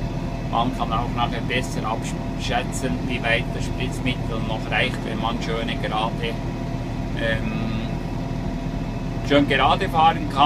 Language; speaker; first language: German; native; German